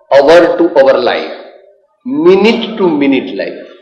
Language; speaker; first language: English; non-native, local second language; Gujarati